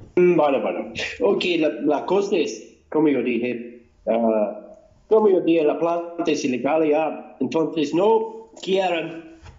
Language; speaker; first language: Spanish; non-native, learner; English